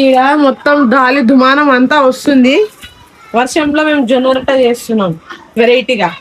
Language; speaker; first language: Telugu; non-native, local second language; Lambadi